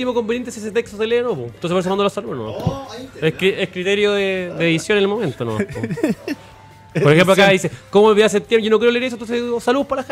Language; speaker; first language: Spanish; native; Spanish